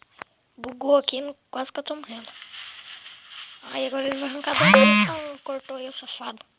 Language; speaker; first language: Portuguese; native; Portuguese